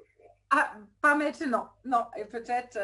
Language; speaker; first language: French; non-native, fluent; German